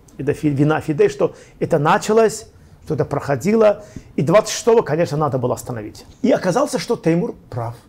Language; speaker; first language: Russian; non-native, local second language; Azerbaijani